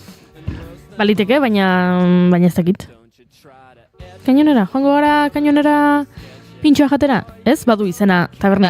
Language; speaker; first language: Basque; native; Basque